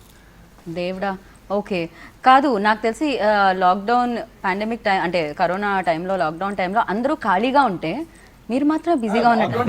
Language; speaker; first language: Telugu; native; Telugu